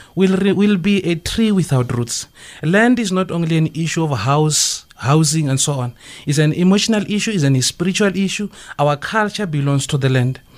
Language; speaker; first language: English; non-native, local second language; Northern Sotho